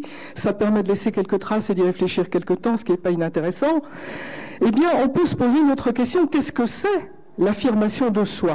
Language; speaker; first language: French; native; French